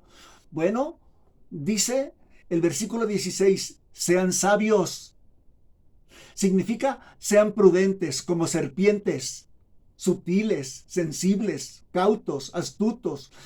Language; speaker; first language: Spanish; native; Spanish